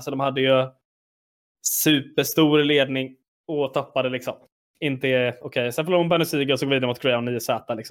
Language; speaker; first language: Swedish; native; Swedish